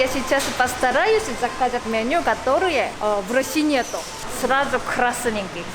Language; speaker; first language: Russian; non-native, learner; Korean